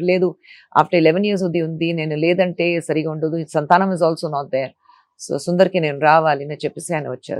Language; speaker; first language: Telugu; non-native, fluent; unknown